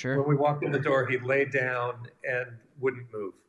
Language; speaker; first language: English; native; English